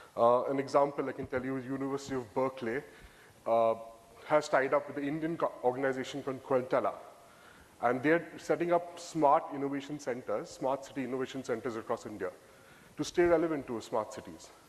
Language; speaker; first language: English; non-native, local second language; Bangla